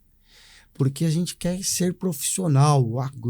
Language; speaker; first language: Portuguese; native; Portuguese